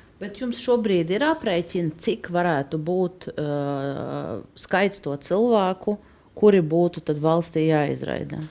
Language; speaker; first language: Latvian; native; Latvian